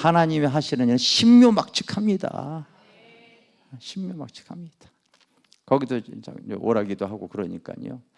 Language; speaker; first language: Korean; native; Korean